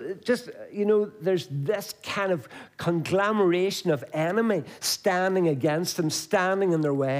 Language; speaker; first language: English; native; English